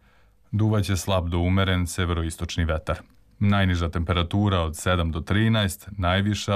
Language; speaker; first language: Serbian; native; Serbian